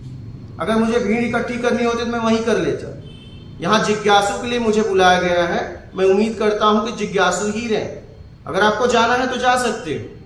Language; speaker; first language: Hindi; native; Hindi